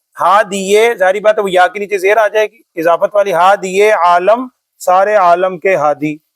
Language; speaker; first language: Urdu; native; Urdu